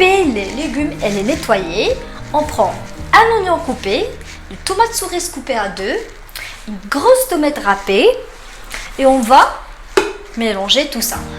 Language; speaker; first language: French; non-native, local second language; Arabic